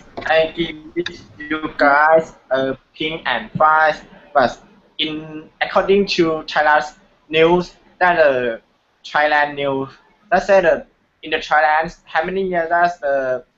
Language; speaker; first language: English; non-native, learner; Thai